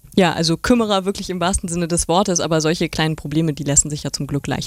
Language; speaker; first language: German; native; German